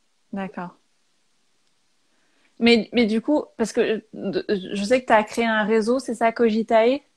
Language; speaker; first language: French; native; French